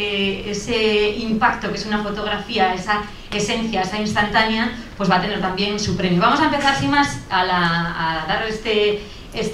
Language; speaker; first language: Spanish; native; Spanish